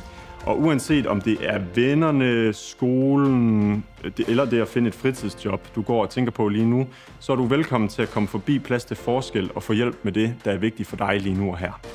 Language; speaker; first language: Danish; native; Danish